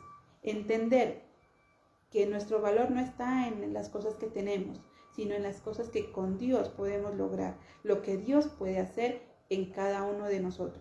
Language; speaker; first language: Spanish; native; Spanish